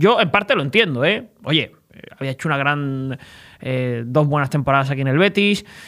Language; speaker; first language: Spanish; native; Spanish